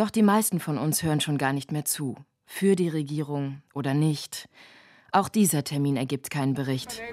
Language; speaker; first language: German; native; German